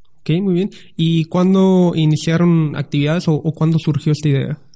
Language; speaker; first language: Spanish; native; Spanish